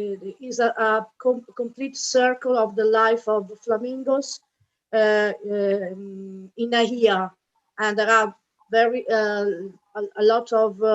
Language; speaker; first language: English; non-native, fluent; Italian